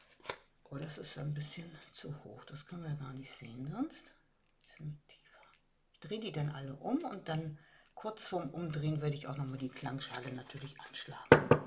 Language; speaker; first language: German; native; German